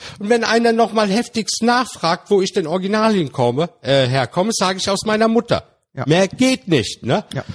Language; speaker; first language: German; early bilingual, other home language; Turkish